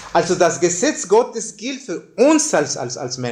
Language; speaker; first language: German; non-native, fluent; Spanish